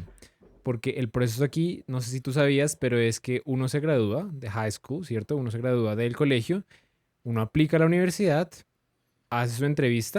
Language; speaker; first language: Spanish; native; Spanish